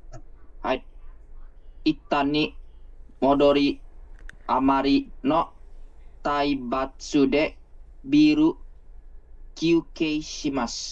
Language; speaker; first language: Japanese; non-native, learner; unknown